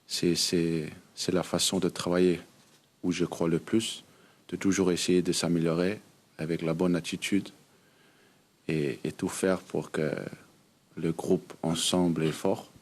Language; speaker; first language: French; early bilingual, heritage; Danish